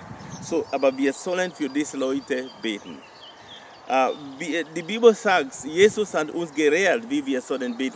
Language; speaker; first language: German; non-native, learner; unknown